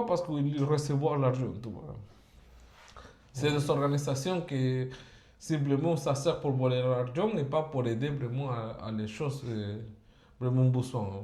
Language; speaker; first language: French; non-native, fluent; Spanish